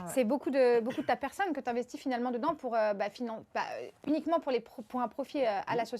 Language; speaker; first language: French; native; French